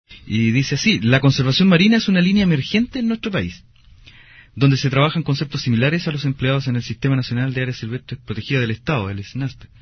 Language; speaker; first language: Spanish; native; Spanish